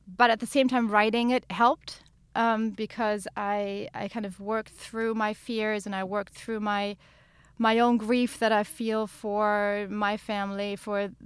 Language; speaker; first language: English; non-native, fluent; German